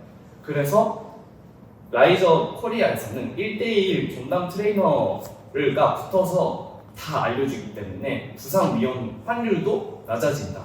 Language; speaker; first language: Korean; non-native, fluent; Japanese